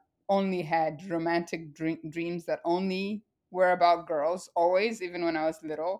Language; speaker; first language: English; non-native, local second language; Shona